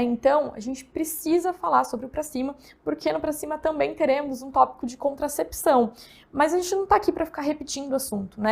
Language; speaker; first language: Portuguese; native; Portuguese